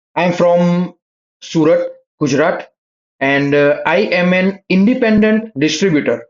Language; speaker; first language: English; non-native, local second language; Gujarati